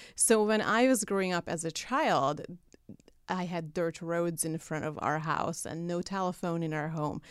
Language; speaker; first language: English; non-native, fluent; Hungarian